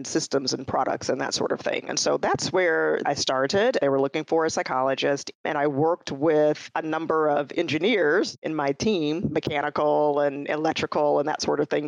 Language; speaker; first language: English; native; English